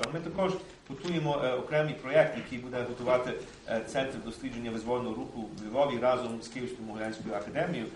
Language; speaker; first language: Ukrainian; early bilingual, heritage; Ukrainian